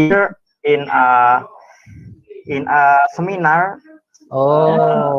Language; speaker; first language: English; non-native, learner; Indonesian